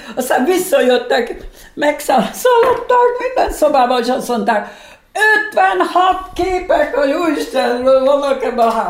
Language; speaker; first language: Hungarian; early bilingual, heritage; Hungarian